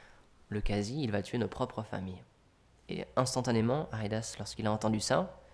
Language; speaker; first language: French; native; French